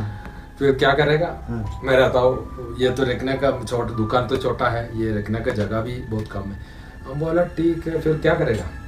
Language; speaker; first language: Hindi; non-native, local second language; Malayalam